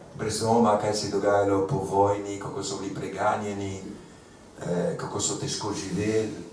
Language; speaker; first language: Slovenian; early bilingual, heritage; Slovenian